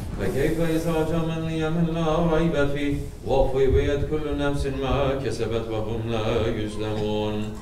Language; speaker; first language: Arabic; non-native, fluent; Turkish